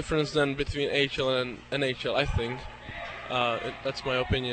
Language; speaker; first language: English; non-native, fluent; Czech